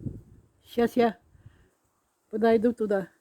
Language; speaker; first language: Russian; non-native, fluent; Azerbaijani